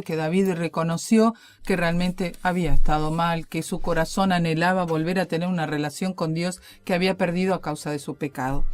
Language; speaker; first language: Spanish; native; Spanish